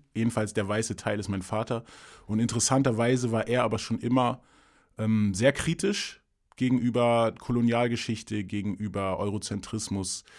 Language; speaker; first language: German; early bilingual, other home language; English